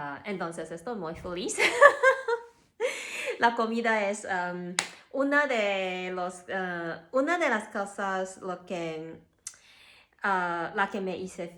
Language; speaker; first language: Spanish; non-native, learner; Cantonese